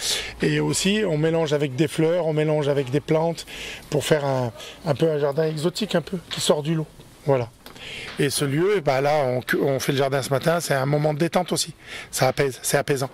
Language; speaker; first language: French; native; French